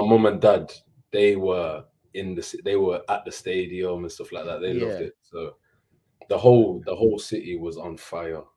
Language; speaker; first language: English; native; English